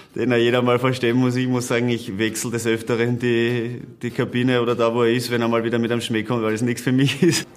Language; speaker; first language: German; native; German